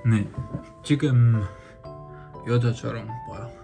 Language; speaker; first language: Korean; non-native, learner; Polish